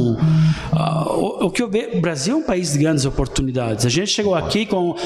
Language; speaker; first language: Portuguese; non-native, fluent; Italian